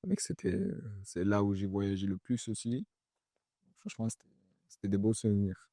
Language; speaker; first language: French; early bilingual, other home language; Chechen